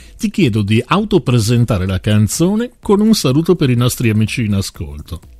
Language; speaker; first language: Italian; native; Italian